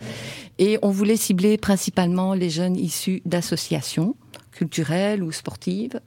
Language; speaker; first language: French; native; French